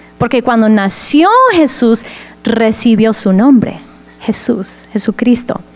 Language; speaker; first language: Spanish; non-native, fluent; English